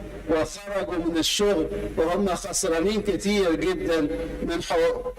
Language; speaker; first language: Arabic; native; Arabic